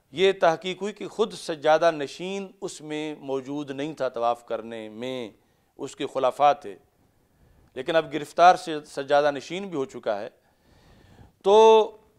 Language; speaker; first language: Urdu; native; Urdu